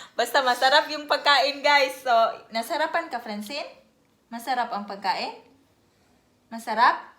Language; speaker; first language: Filipino; non-native, local second language; Cebuano